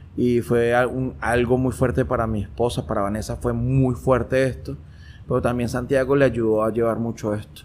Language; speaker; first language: Spanish; native; Spanish